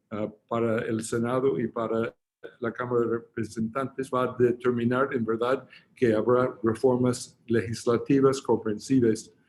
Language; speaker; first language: Spanish; non-native, fluent; English